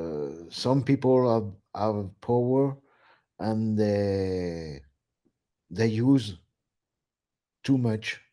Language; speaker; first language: English; non-native, learner; French